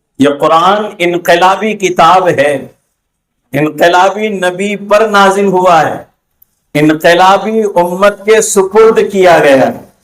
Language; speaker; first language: Urdu; native; Urdu